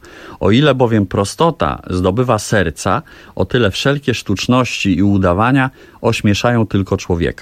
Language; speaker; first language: Polish; native; Polish